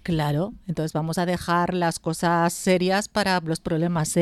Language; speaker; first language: Spanish; native; Spanish